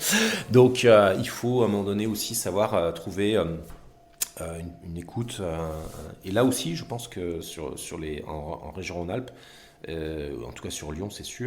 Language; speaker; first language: French; native; French